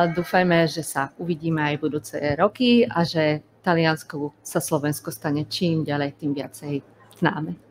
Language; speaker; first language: Italian; non-native, fluent; Slovak